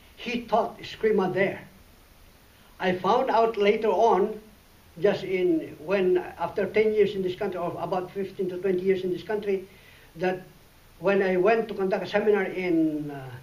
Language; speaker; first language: English; non-native, local second language; Iloko